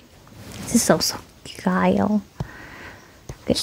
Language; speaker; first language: German; non-native, fluent; Indonesian